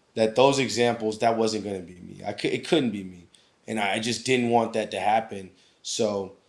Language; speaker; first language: English; native; English